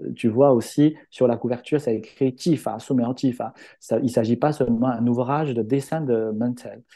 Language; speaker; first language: French; non-native, fluent; Chinese